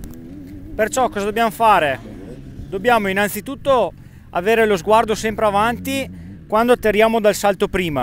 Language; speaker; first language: Italian; native; Italian